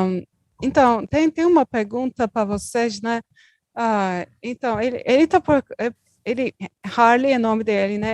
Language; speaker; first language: Portuguese; non-native, learner; Turkish